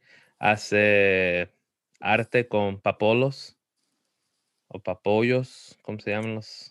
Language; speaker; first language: Spanish; early bilingual, heritage; Spanish